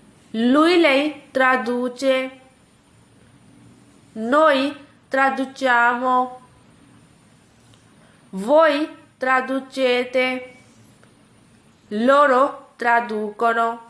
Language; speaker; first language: Italian; non-native, fluent; Urdu